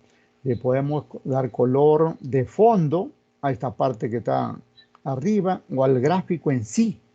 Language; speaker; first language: Spanish; native; Spanish